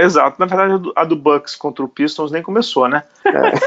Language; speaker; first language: Portuguese; native; Portuguese